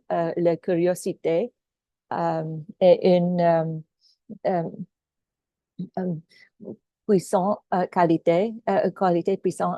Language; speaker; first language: French; non-native, local second language; Filipino